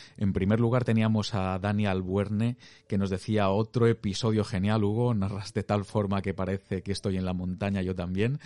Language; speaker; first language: Spanish; native; Spanish